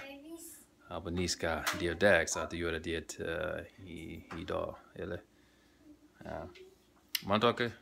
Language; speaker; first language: Swedish; non-native, learner; English